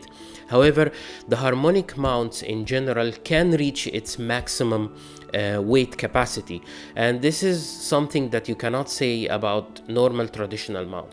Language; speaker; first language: English; non-native, fluent; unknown